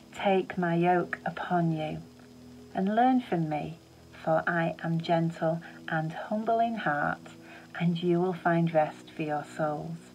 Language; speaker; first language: English; native; English